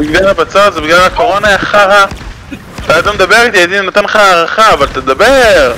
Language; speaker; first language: Hebrew; native; Hebrew